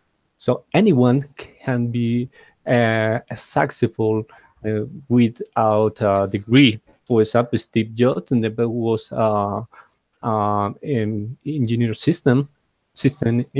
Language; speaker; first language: English; non-native, learner; Spanish